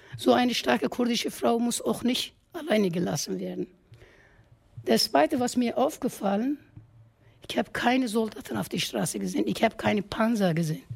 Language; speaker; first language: German; non-native, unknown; Kurdish